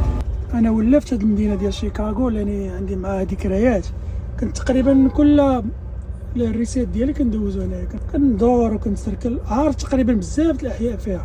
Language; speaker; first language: Arabic; native; Arabic